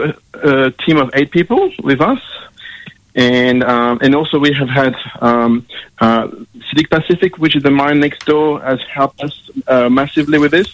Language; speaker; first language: English; non-native, fluent; French